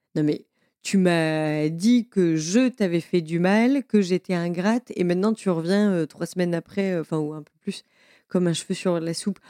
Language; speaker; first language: French; native; French